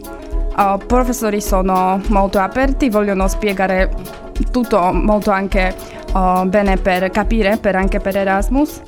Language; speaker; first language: Italian; non-native, learner; Slovak